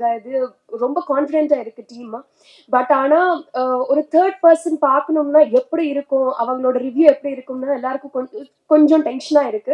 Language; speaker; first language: Tamil; non-native, learner; Telugu